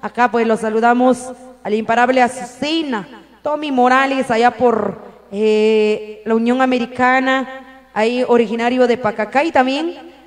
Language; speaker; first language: Spanish; native; Spanish